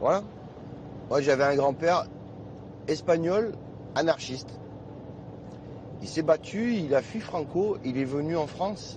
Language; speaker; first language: French; native; French